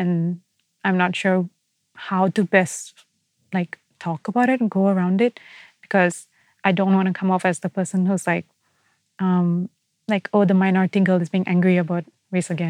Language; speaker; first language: English; native; English